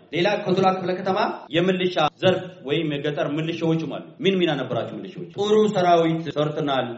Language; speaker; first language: Amharic; non-native, local second language; Sidamo